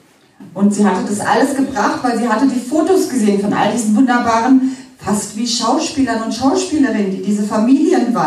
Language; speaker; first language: German; native; German